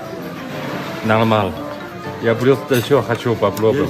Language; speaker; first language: Russian; non-native, learner; Chinese